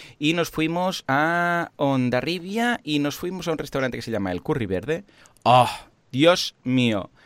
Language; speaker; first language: Spanish; native; Spanish